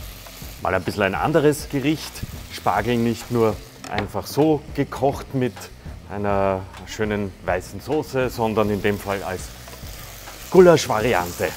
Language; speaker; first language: German; native; German